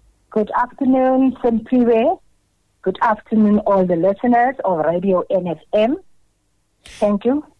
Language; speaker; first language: English; non-native, local second language; Afrikaans